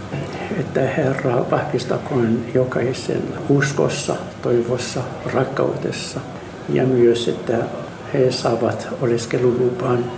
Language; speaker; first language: Finnish; non-native, learner; Arabic